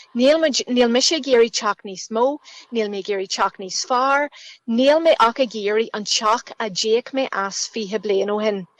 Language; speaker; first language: Irish; native; Irish